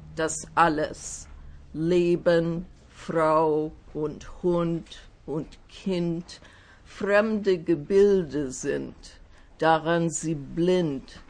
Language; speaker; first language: German; non-native, fluent; English